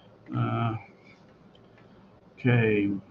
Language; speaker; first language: English; native; English